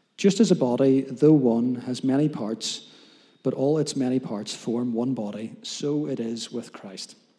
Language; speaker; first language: English; native; English